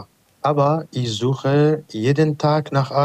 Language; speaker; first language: German; non-native, learner; Arabic